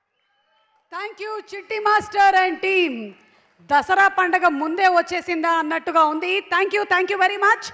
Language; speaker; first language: Telugu; native; Telugu